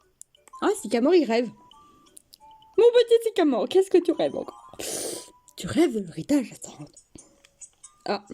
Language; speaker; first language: French; native; French